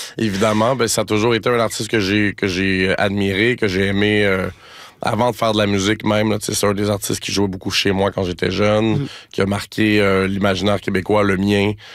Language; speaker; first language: French; native; French